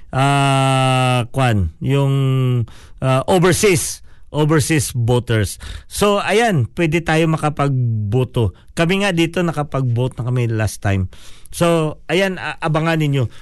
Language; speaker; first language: Filipino; non-native, local second language; Hiligaynon